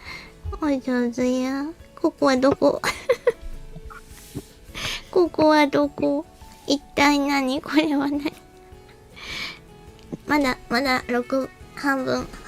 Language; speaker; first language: Japanese; native; Japanese